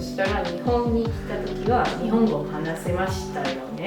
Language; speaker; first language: Japanese; non-native, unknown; English